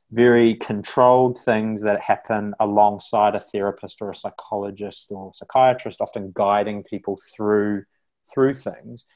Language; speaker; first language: English; native; English